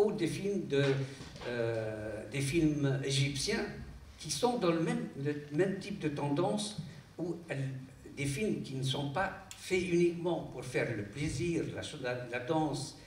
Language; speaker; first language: French; non-native, local second language; Arabic